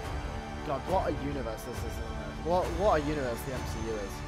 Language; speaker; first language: English; native; English